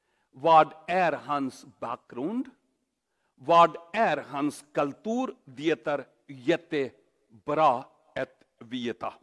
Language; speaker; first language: Swedish; non-native, learner; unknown